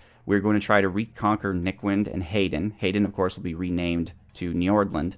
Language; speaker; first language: English; native; English